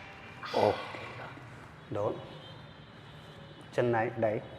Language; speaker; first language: Vietnamese; non-native, learner; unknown